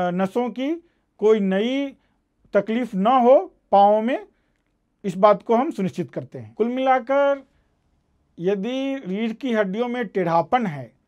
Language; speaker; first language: Hindi; native; Hindi